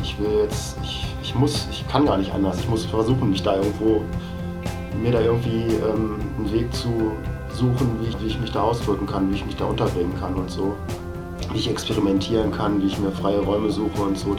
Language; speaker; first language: German; native; German